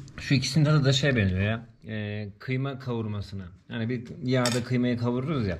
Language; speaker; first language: Turkish; native; Turkish